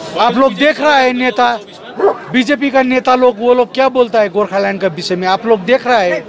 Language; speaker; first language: Hindi; non-native, local second language; Nepali